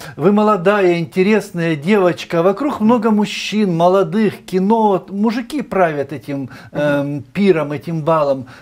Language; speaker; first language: Russian; native; Russian